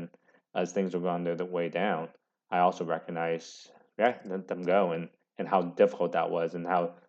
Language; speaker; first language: English; native; English